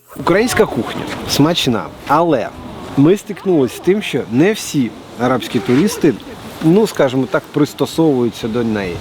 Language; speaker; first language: Ukrainian; native; Ukrainian